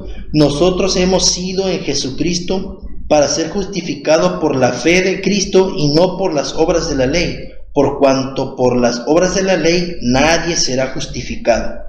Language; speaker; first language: Spanish; native; Spanish